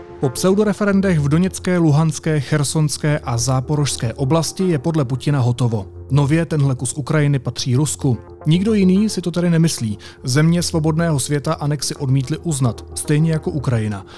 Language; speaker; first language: Czech; native; Czech